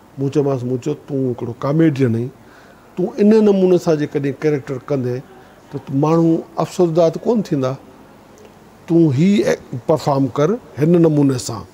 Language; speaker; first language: Sindhi; native; Sindhi